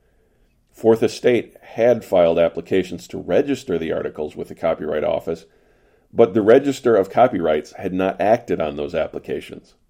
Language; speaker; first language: English; native; English